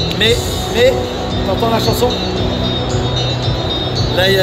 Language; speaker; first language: French; native; French